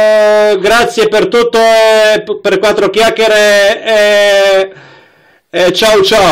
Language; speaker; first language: Italian; non-native, learner; Croatian